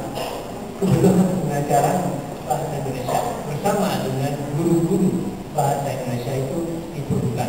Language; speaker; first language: Indonesian; non-native, fluent; Japanese